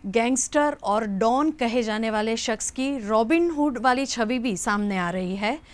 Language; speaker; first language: Hindi; non-native, local second language; Gujarati